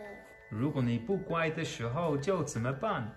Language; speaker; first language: Chinese; non-native, fluent; Dutch